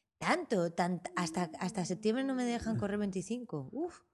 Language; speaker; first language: Spanish; native; Spanish